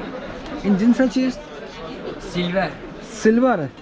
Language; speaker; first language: Persian; non-native, learner; Urdu